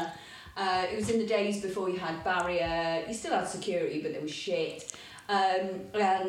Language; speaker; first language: English; native; English